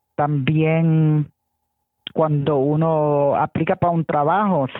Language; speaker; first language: Spanish; early bilingual, heritage; Spanish